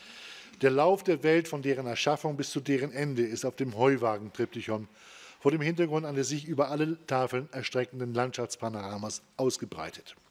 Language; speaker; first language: German; native; German